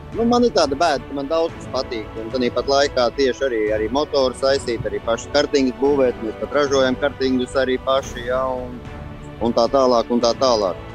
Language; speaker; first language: Latvian; native; Latvian